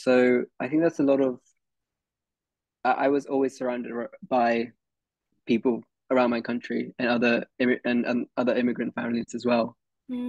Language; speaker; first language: English; early bilingual, other home language; Hindi